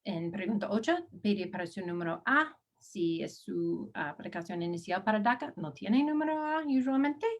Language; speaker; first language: Spanish; non-native, learner; English